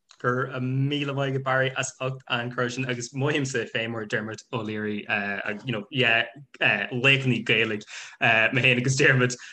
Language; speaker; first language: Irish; non-native, local second language; English